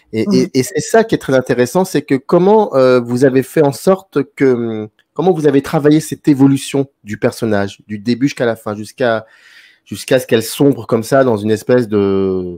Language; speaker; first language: French; native; French